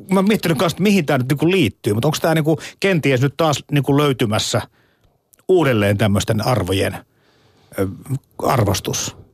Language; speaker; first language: Finnish; native; Finnish